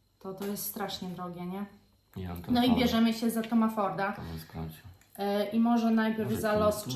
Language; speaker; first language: Polish; native; Polish